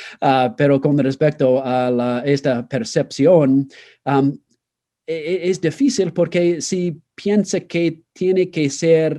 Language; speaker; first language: Spanish; non-native, fluent; English